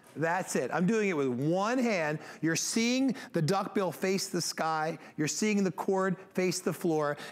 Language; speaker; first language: English; native; English